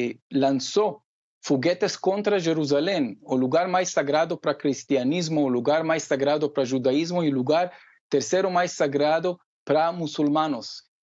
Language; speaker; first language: Portuguese; non-native, fluent; Hebrew